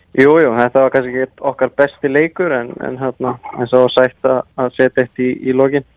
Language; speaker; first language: Icelandic; native; Icelandic